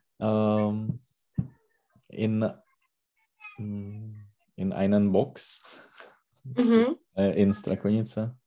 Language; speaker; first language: German; non-native, learner; Czech